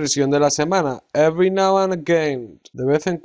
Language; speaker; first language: Spanish; native; Spanish